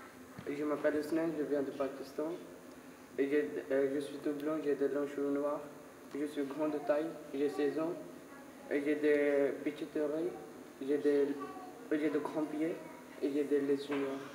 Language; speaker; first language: French; non-native, learner; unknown